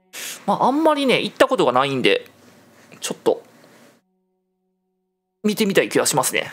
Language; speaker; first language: Japanese; native; Japanese